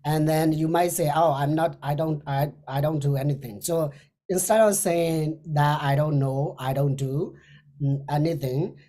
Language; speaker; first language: English; non-native, fluent; Burmese